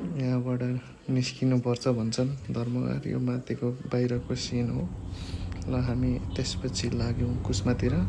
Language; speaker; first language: Nepali; non-native, local second language; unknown